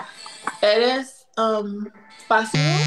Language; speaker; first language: Spanish; non-native, learner; English